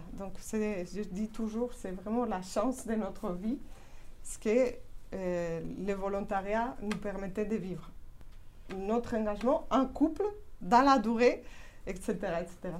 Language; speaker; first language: French; non-native, fluent; Spanish